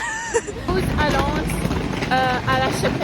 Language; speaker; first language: French; non-native, learner; Lithuanian